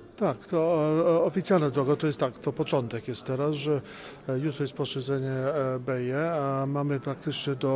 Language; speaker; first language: Polish; early bilingual, heritage; Polish